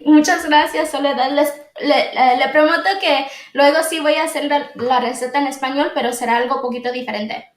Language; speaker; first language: Spanish; early bilingual, other home language; English